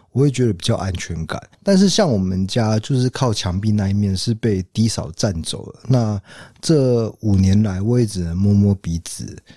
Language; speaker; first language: Chinese; native; Chinese